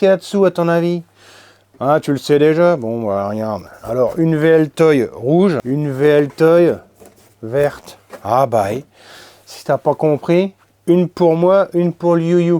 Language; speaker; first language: French; native; French